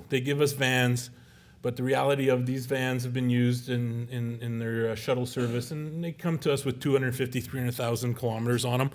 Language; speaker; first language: English; native; English